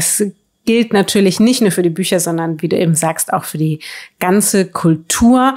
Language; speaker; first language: German; native; German